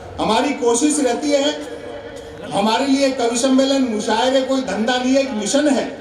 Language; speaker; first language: Hindi; native; Hindi